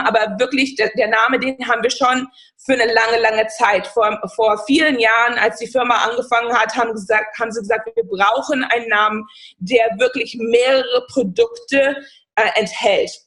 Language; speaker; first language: German; non-native, fluent; English